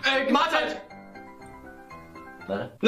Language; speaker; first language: German; native; German